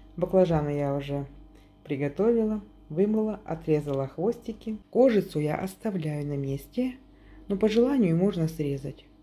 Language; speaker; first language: Russian; native; Russian